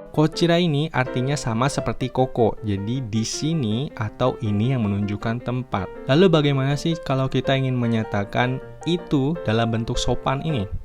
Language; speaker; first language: Indonesian; native; Indonesian